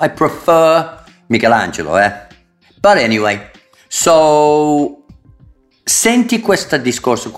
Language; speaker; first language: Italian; non-native, fluent; English